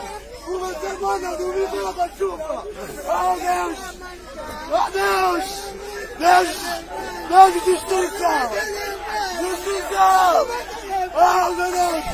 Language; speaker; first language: Portuguese; non-native, learner; Haitian Creole